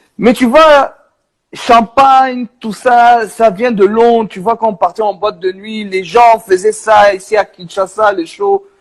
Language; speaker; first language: French; non-native, local second language; Arabic